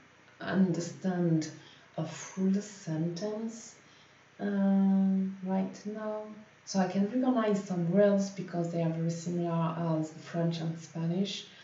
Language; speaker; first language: English; non-native, fluent; French